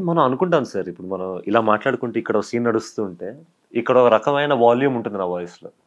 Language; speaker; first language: Telugu; native; Telugu